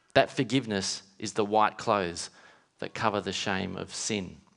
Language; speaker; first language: English; native; English